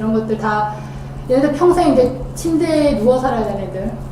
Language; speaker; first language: Korean; native; Korean